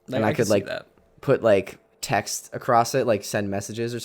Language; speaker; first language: English; native; English